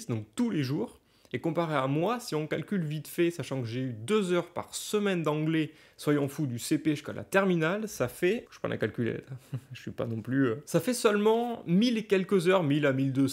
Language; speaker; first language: French; native; French